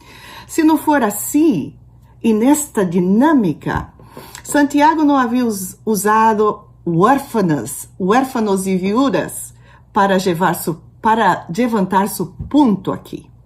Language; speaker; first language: Spanish; non-native, local second language; Portuguese